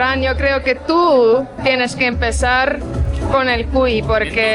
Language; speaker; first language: Spanish; non-native, fluent; Portuguese